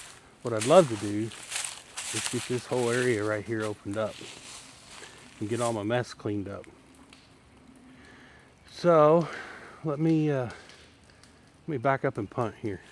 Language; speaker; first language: English; native; English